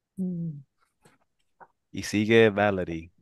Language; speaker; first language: Spanish; non-native, local second language; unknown